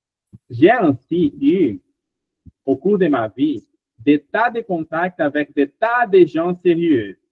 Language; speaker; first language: French; non-native, fluent; Portuguese